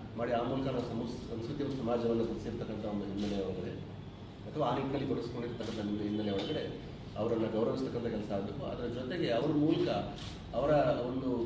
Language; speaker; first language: Kannada; non-native, local second language; Lambadi